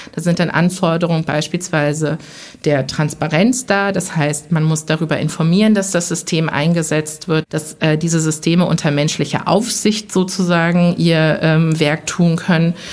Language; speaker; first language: German; early bilingual, other home language; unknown